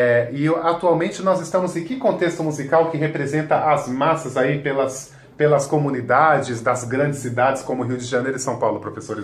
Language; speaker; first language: Portuguese; native; Portuguese